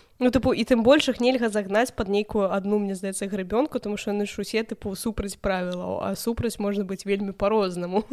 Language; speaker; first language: Belarusian; non-native, local second language; Russian